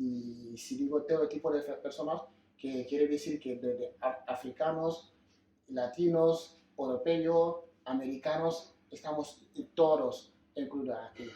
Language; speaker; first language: Spanish; non-native, fluent; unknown